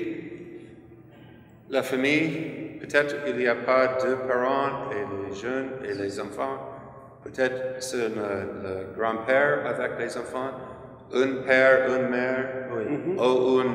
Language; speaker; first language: French; non-native, fluent; English